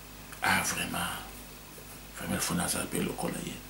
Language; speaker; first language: French; non-native, local second language; Lingala